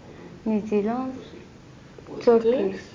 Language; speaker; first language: Dutch; non-native, learner; Arabic